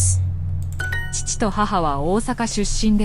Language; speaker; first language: Japanese; non-native, learner; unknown